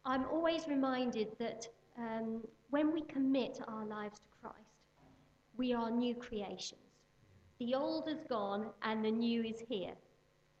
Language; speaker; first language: English; native; English